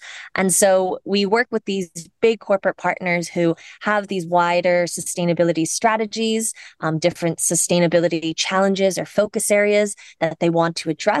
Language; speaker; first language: English; native; English